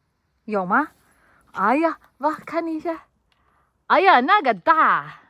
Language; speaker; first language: Chinese; non-native, learner; Filipino